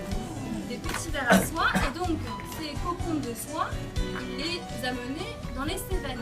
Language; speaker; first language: French; native; French